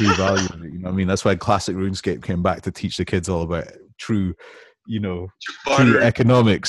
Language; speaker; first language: English; native; English